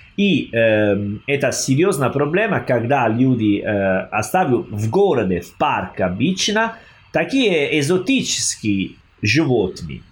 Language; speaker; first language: Russian; non-native, learner; Italian